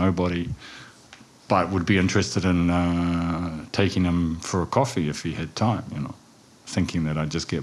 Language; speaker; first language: English; native; English